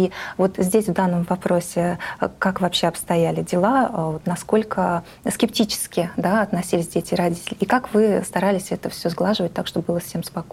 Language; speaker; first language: Russian; native; Russian